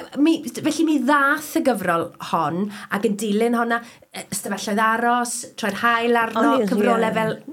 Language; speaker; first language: Welsh; native; Welsh